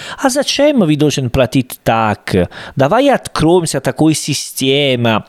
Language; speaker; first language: Russian; non-native, learner; Italian